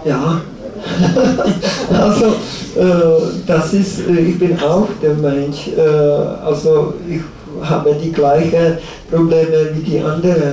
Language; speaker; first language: German; non-native, learner; Czech